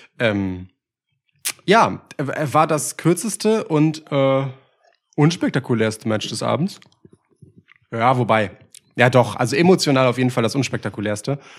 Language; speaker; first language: German; early bilingual, other home language; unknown